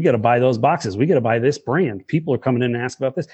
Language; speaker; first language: English; native; English